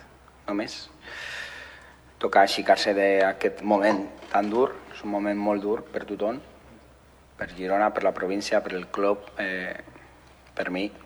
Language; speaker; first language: Catalan; non-native, fluent; Spanish